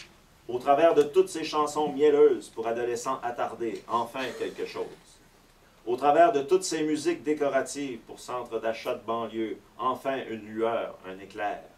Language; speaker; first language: French; native; French